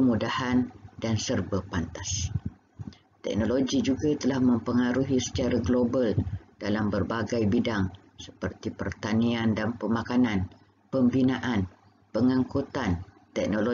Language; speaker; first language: Malay; native; Malay